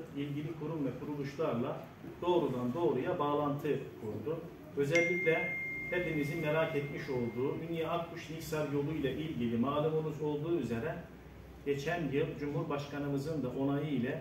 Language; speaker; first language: Turkish; native; Turkish